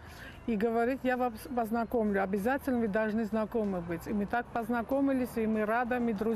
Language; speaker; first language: Russian; non-native, local second language; Armenian